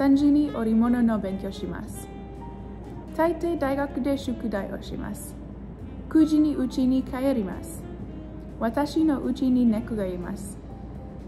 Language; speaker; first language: Japanese; non-native, learner; English